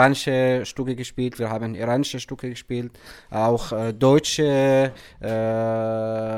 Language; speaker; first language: German; non-native, fluent; Arabic